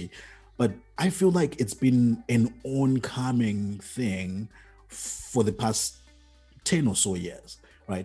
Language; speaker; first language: English; non-native, local second language; Shona